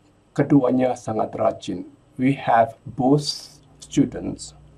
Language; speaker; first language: English; non-native, fluent; Indonesian